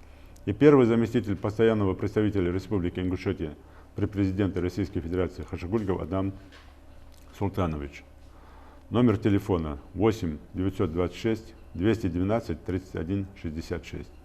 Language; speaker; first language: Russian; non-native, local second language; Ingush